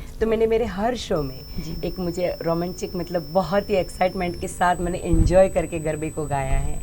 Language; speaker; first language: Hindi; non-native, local second language; Gujarati